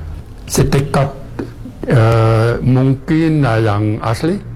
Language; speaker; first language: Indonesian; non-native, fluent; German